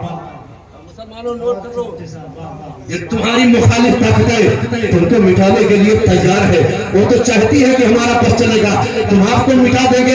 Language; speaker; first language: Hindi; native; Hindi